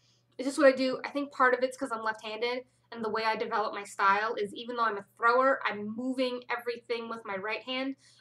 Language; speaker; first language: English; native; English